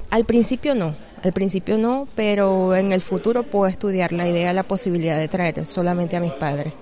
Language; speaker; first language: Spanish; native; Spanish